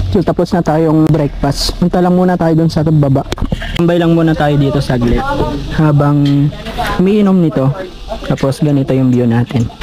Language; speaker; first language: Filipino; non-native, local second language; Iloko